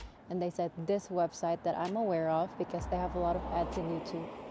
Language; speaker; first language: English; non-native, fluent; Indonesian